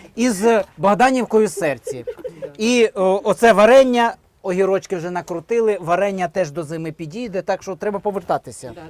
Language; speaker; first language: Ukrainian; native; Ukrainian